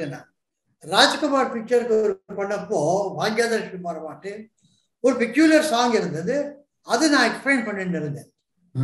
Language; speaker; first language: Tamil; non-native, local second language; Telugu